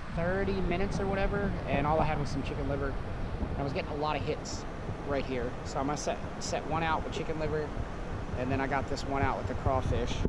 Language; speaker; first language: English; native; English